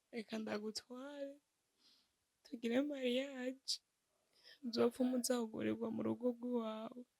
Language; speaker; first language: Rundi; native; Rundi